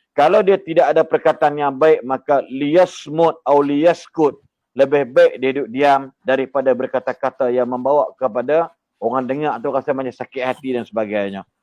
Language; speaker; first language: Malay; native; Malay